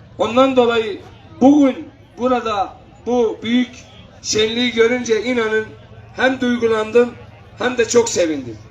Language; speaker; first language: Turkish; non-native, local second language; Kurdish